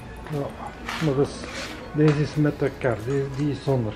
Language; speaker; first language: English; non-native, learner; Dutch